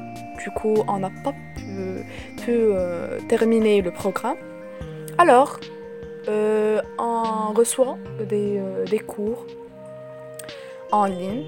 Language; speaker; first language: French; non-native, local second language; Arabic